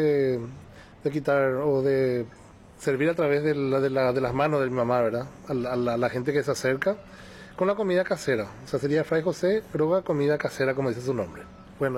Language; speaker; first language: Spanish; native; Spanish